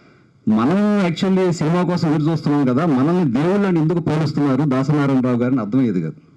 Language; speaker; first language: Telugu; native; Telugu